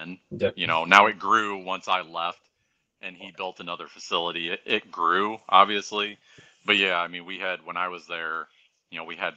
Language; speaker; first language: English; native; English